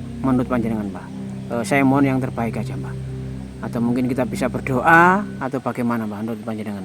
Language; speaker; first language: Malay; non-native, local second language; Javanese